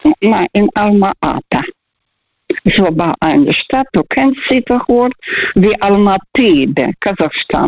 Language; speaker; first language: German; non-native, fluent; Russian